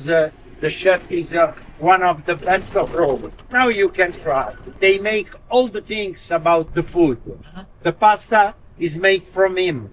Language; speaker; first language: English; non-native, learner; Italian